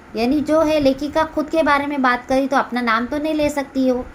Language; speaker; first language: Hindi; non-native, local second language; Marathi